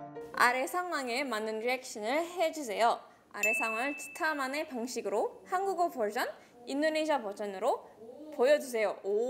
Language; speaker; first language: Korean; non-native, learner; Indonesian